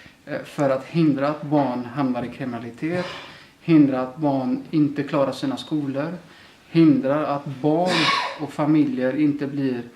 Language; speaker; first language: Swedish; early bilingual, other home language; Somali